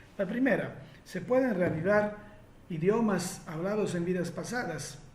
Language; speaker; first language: Spanish; non-native, fluent; Italian